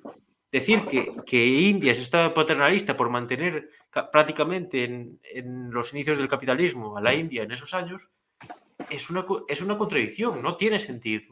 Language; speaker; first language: Spanish; native; Spanish